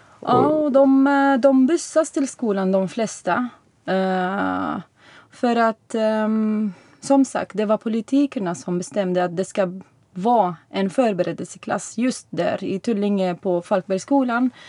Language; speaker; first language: Swedish; non-native, fluent; Arabic